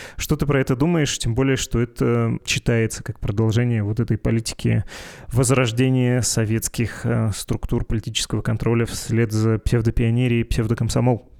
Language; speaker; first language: Russian; native; Russian